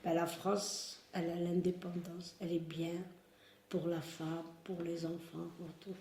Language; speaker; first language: French; non-native, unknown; Arabic